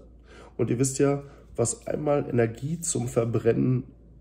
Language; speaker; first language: German; native; German